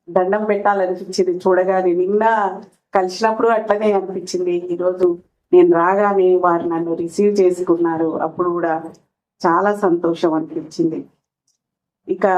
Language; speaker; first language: Telugu; non-native, local second language; Lambadi